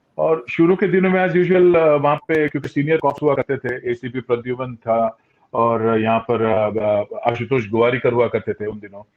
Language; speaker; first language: Hindi; non-native, local second language; Tulu